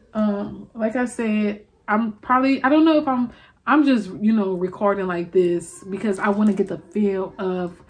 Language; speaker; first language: English; native; English